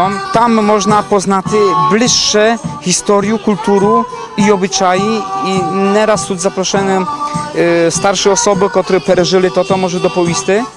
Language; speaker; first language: Polish; non-native, local second language; Rusyn